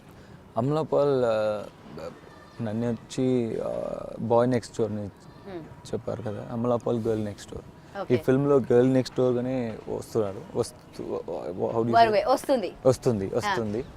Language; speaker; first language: Telugu; non-native, learner; Tamil